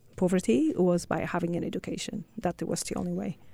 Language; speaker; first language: English; non-native, fluent; Portuguese